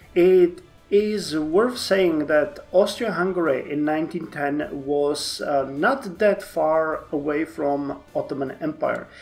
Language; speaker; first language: English; non-native, fluent; Czech